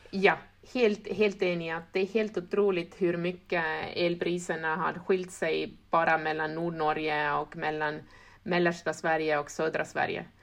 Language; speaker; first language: Swedish; non-native, fluent; Estonian